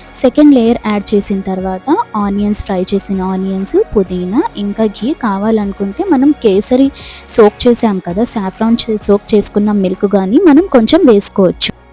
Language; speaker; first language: Telugu; non-native, local second language; Urdu